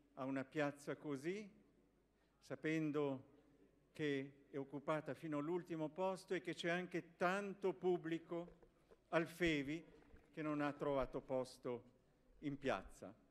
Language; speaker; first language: Italian; native; Italian